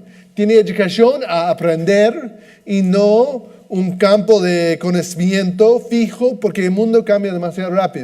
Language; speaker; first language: Spanish; non-native, fluent; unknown